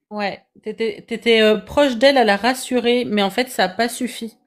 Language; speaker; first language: French; native; French